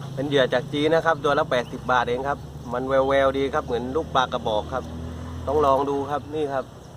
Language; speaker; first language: Thai; native; Thai